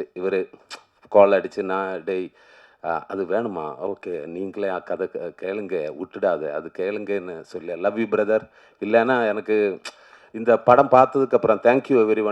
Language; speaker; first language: Tamil; non-native, learner; Malayalam